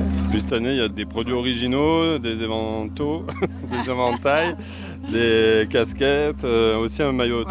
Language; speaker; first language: French; native; French